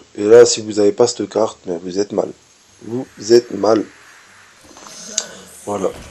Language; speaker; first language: French; native; French